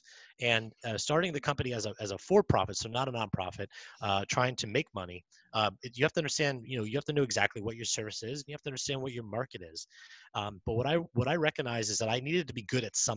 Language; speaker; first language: English; native; English